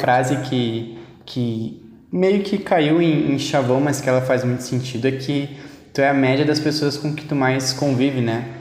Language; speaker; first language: Portuguese; native; Portuguese